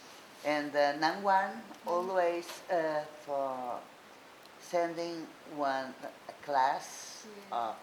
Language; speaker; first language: English; non-native, learner; Portuguese